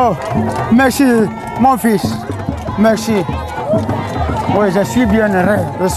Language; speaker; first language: French; non-native, local second language; Fang